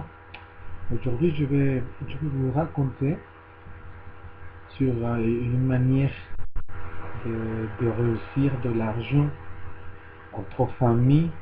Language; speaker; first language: French; non-native, learner; Spanish